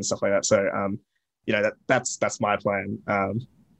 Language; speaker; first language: English; native; English